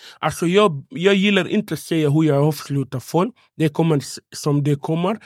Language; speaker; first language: Swedish; non-native, fluent; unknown